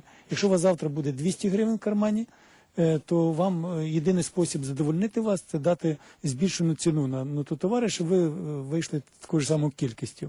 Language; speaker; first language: Ukrainian; native; Ukrainian